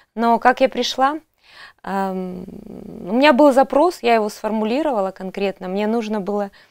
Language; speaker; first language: Russian; native; Russian